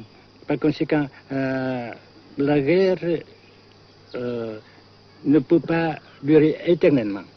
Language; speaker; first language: French; non-native, local second language; Vietnamese